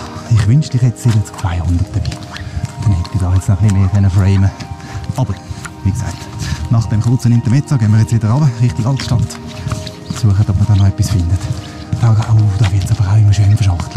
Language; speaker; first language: German; native; German